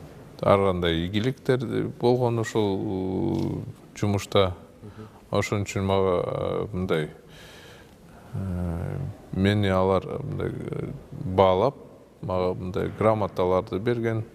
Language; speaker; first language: Kyrgyz; non-native, local second language; Russian